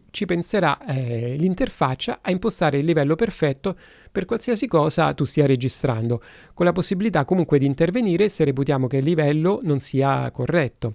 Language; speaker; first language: Italian; native; Italian